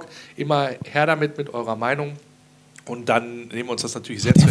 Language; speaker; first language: German; native; German